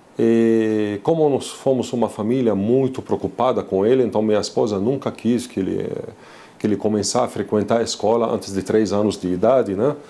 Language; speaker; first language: Portuguese; non-native, fluent; Arabic